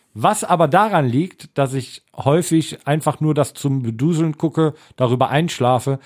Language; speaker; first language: German; native; German